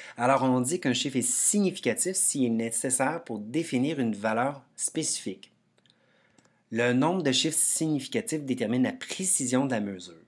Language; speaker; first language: French; native; French